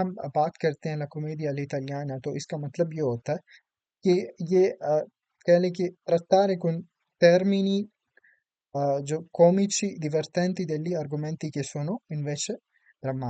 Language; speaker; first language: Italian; non-native, fluent; Urdu